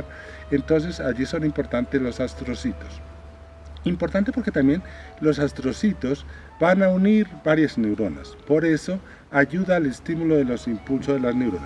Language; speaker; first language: Spanish; native; Spanish